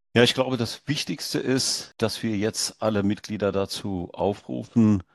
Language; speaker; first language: German; early bilingual, heritage; German